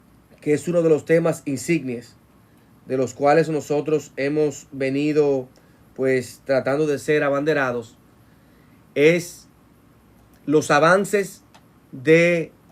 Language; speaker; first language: Spanish; native; Spanish